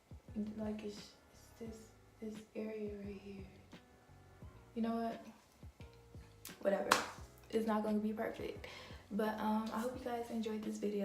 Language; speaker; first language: English; native; English